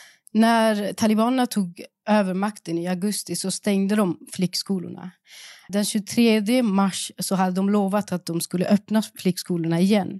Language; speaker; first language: Swedish; early bilingual, other home language; Persian